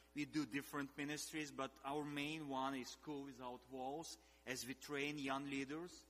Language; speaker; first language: English; non-native, fluent; Russian